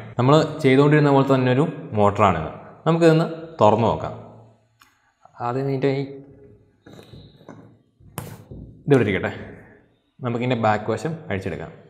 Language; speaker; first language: Malayalam; native; Malayalam